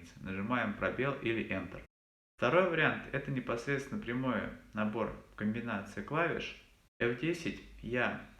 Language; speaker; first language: Russian; native; Russian